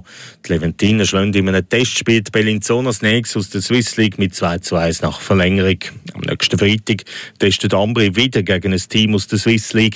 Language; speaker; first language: German; native; German